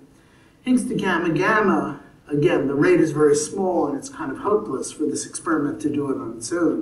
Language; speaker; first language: English; native; English